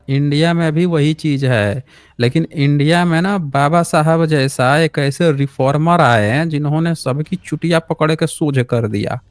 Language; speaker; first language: Hindi; native; Hindi